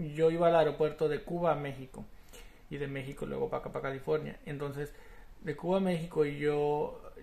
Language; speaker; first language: Spanish; early bilingual, heritage; Spanish